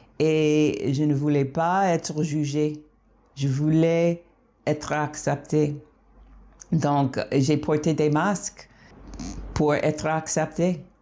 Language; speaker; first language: French; non-native, fluent; English